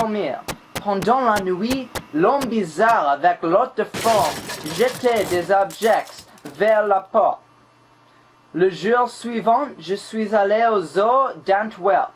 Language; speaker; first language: French; non-native, learner; English